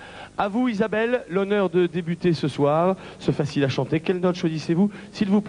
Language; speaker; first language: French; native; French